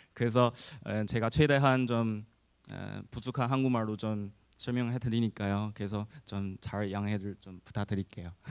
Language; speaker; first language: Korean; non-native, fluent; Chinese